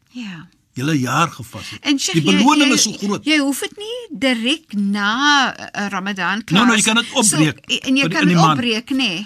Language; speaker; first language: Afrikaans; native; Afrikaans